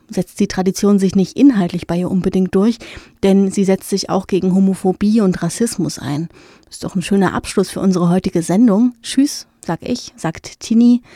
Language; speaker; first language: German; native; German